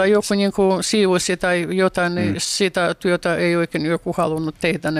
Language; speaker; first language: Finnish; non-native, fluent; Russian